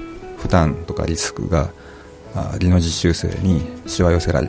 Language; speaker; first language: Japanese; native; Japanese